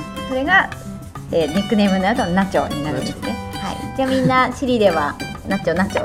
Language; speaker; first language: Japanese; native; Japanese